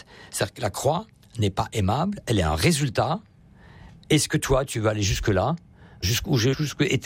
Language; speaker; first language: French; native; French